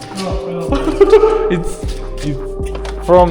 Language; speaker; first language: English; non-native, learner; Ukrainian